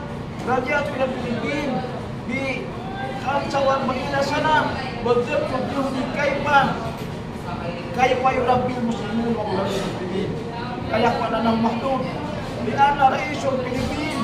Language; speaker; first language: Arabic; non-native, fluent; Maranao